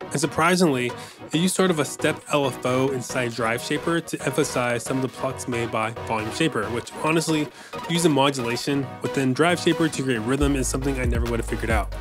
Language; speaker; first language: English; native; English